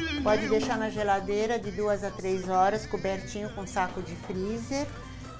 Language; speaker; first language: Portuguese; non-native, fluent; Arabic